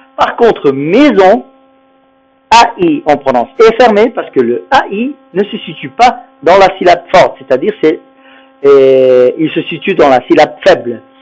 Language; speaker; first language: French; non-native, fluent; Spanish